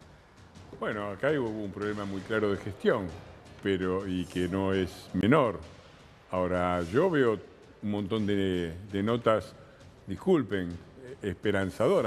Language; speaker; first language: Spanish; native; Spanish